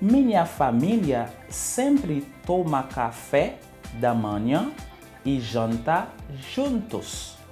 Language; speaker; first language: Portuguese; non-native, learner; Haitian Creole